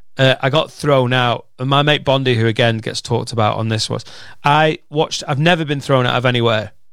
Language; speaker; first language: English; native; English